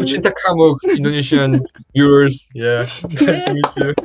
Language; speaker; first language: English; non-native, learner; Korean